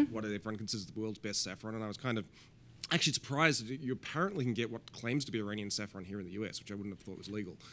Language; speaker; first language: English; native; English